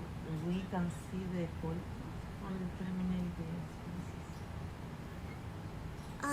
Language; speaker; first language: English; non-native, learner; Spanish